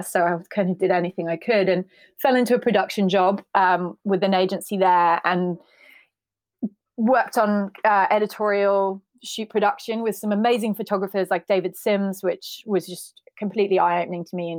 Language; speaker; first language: English; native; English